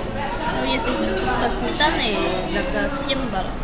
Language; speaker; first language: Russian; non-native, learner; Chinese